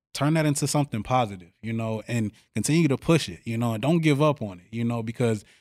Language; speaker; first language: English; native; English